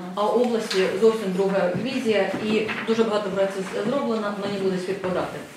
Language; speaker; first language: Ukrainian; non-native, fluent; Estonian